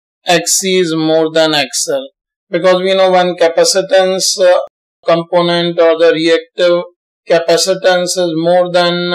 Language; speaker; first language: English; non-native, local second language; Hindi